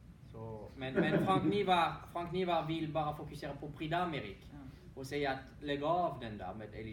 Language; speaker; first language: Swedish; non-native, fluent; French